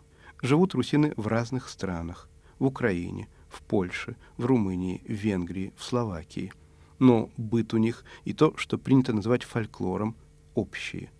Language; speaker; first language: Russian; native; Russian